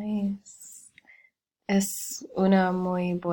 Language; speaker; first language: Spanish; non-native, learner; English